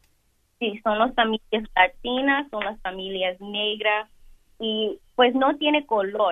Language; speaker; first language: Spanish; early bilingual, heritage; Spanish